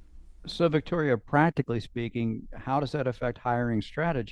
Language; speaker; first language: English; native; English